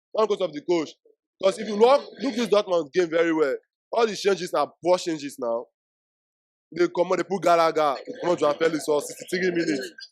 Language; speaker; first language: Nigerian Pidgin; native; Nigerian Pidgin